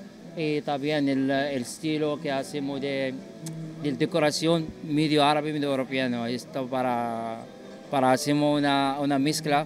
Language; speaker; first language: Spanish; non-native, fluent; Arabic